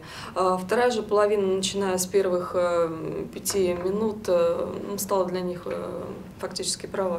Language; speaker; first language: Russian; native; Russian